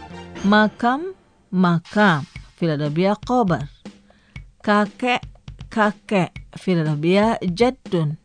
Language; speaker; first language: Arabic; non-native, fluent; Indonesian